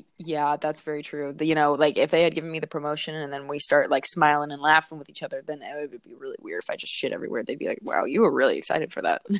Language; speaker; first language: English; native; English